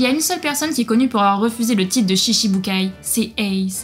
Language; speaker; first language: French; native; French